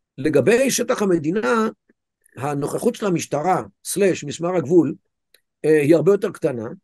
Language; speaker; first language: Hebrew; native; Hebrew